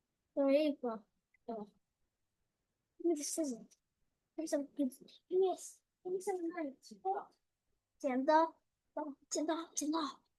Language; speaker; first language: Chinese; early bilingual, heritage; Chinese